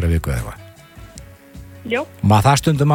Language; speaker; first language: Icelandic; native; Icelandic